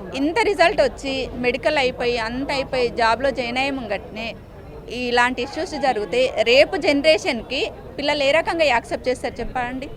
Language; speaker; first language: Telugu; native; Telugu